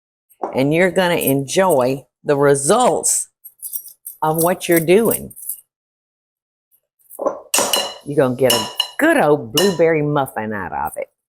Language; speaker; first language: English; native; English